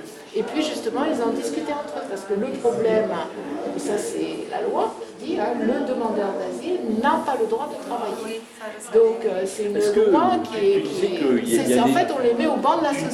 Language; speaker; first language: French; native; French